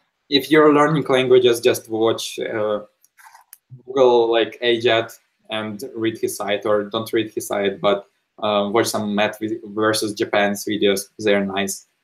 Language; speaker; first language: English; non-native, fluent; Ukrainian